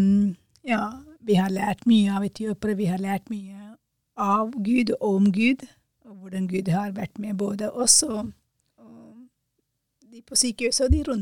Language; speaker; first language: Norwegian; non-native, fluent; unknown